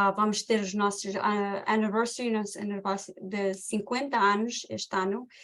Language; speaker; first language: Portuguese; early bilingual, heritage; Portuguese